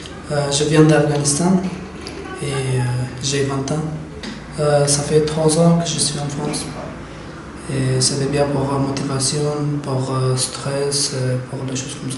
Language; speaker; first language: French; non-native, learner; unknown